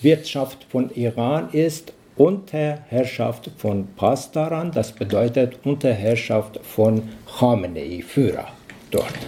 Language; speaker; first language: German; non-native, learner; Persian